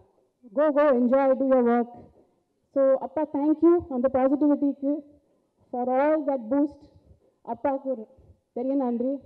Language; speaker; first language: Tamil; non-native, fluent; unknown